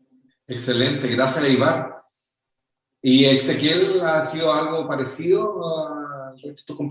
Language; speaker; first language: Spanish; native; Spanish